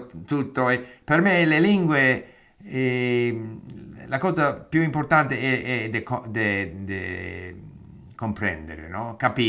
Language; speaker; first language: Italian; non-native, fluent; English